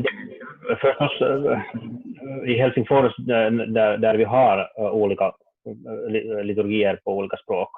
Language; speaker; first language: Swedish; non-native, learner; Finnish